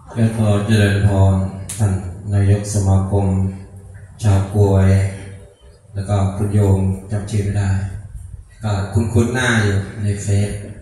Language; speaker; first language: Thai; non-native, local second language; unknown